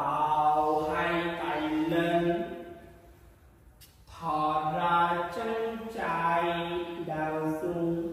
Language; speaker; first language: Vietnamese; non-native, learner; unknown